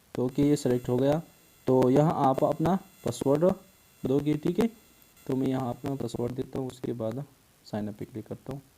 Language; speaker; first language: Urdu; non-native, local second language; Pashto